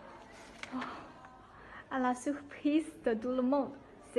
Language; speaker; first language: French; non-native, learner; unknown